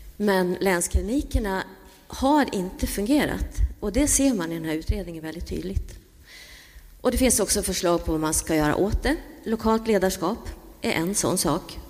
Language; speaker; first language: Swedish; native; Swedish